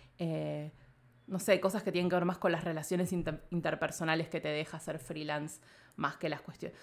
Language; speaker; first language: Spanish; native; Spanish